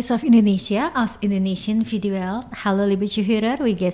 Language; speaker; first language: German; non-native, learner; Indonesian